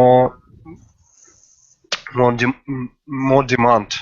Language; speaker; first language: English; non-native, learner; Russian